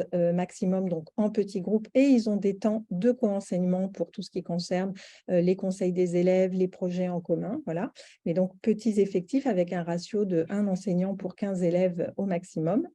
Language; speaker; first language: French; native; French